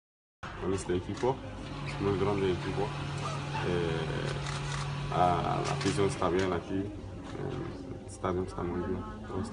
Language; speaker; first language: Spanish; non-native, learner; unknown